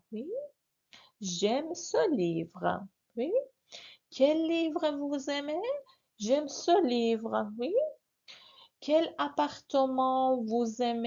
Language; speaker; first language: French; non-native, fluent; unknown